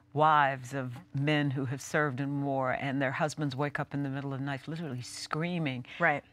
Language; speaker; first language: English; native; English